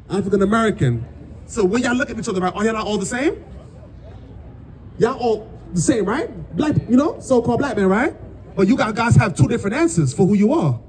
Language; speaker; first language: English; native; English